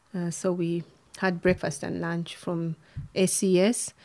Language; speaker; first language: English; non-native, local second language; Ganda